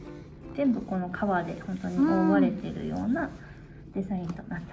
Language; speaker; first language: Japanese; native; Japanese